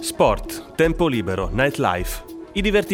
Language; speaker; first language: Italian; native; Italian